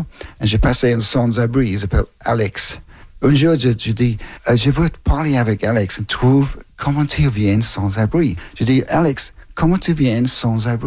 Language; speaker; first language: French; non-native, learner; English